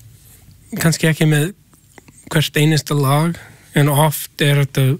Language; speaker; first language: Icelandic; non-native, learner; English